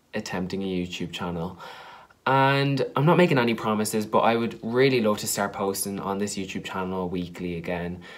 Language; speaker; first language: English; native; English